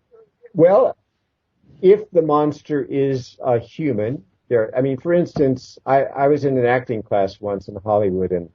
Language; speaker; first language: English; native; English